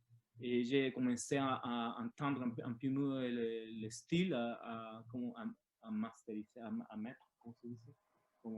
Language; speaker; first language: French; non-native, learner; Spanish